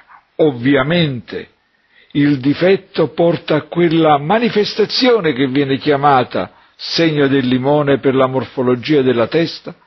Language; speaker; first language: Italian; native; Italian